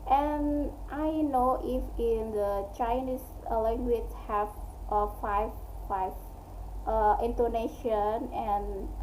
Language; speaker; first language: English; non-native, learner; Indonesian